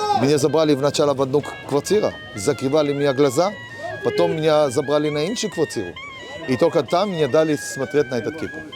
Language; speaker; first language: Russian; early bilingual, heritage; Hebrew